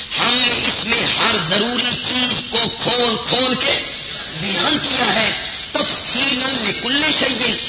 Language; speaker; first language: Urdu; non-native, local second language; Punjabi